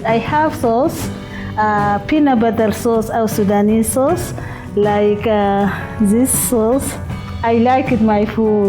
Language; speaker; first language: English; non-native, learner; Arabic